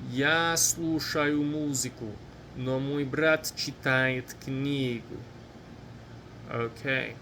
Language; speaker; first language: Russian; non-native, fluent; English